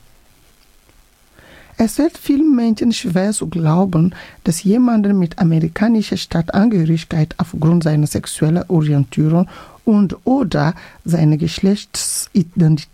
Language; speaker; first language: German; non-native, fluent; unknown